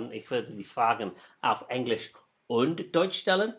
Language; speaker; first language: German; non-native, learner; English